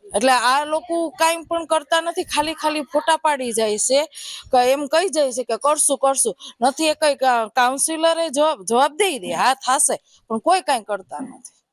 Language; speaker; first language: Gujarati; native; Gujarati